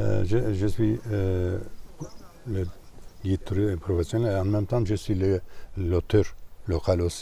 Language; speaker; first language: French; non-native, fluent; Turkish